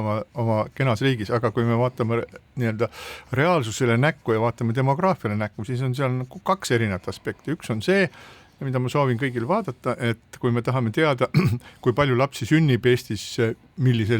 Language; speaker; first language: Estonian; native; Estonian